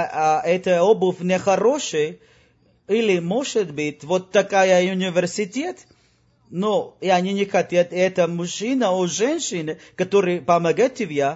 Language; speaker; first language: Russian; non-native, learner; Spanish